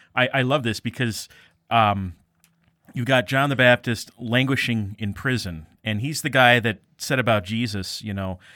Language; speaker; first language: English; native; English